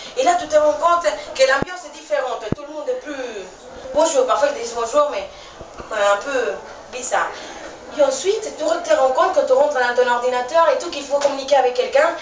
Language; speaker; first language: French; non-native, fluent; Spanish